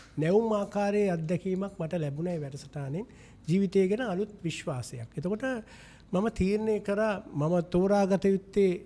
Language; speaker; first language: Sinhala; non-native, local second language; Tamil